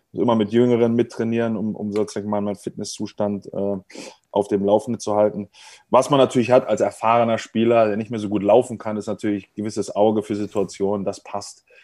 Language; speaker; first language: German; native; German